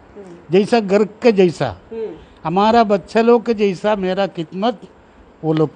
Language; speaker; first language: Hindi; non-native, local second language; Malayalam